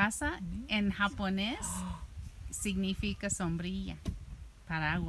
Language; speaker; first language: Spanish; non-native, learner; English